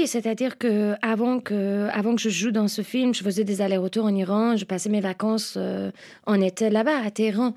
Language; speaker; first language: French; non-native, fluent; Persian